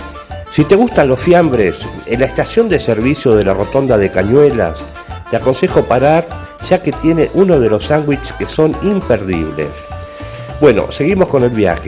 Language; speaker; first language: Spanish; native; Spanish